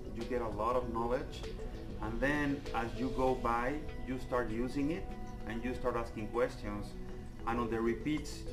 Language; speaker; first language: English; non-native, fluent; Spanish